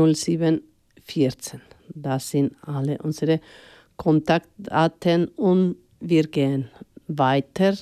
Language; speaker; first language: German; non-native, fluent; Spanish